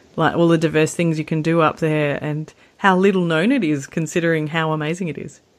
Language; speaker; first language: English; native; English